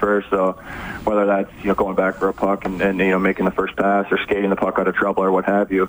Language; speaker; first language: English; native; English